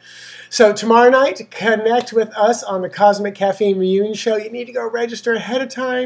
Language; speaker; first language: English; native; English